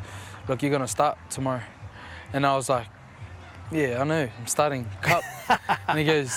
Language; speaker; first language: English; native; English